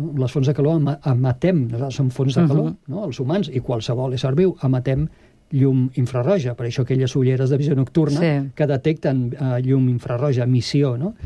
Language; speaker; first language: Catalan; native; Catalan